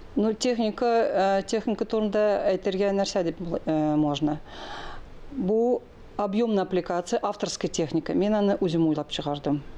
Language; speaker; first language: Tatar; non-native, local second language; Russian